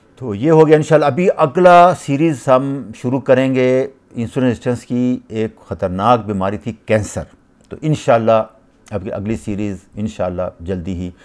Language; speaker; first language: Urdu; native; Urdu